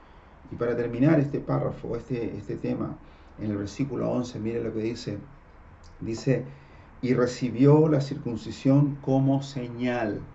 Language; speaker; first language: Spanish; native; Spanish